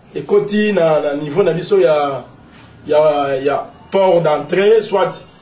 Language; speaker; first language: Lingala; non-native, local second language; Kongo